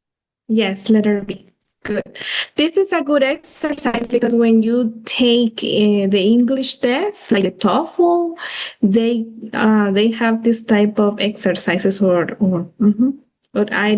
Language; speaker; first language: English; non-native, fluent; Spanish